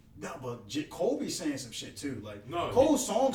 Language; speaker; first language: English; native; English